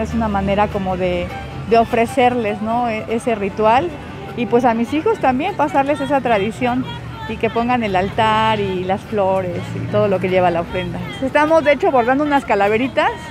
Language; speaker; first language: Spanish; native; Spanish